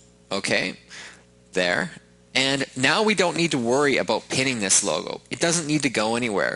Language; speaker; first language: English; native; English